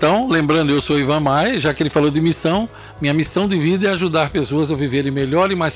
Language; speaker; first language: Portuguese; native; Portuguese